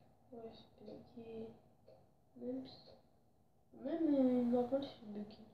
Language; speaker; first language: French; native; French